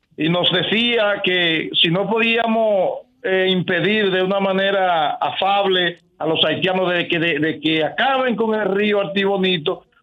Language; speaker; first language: Spanish; native; Spanish